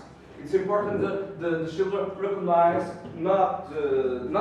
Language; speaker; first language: English; non-native, learner; Portuguese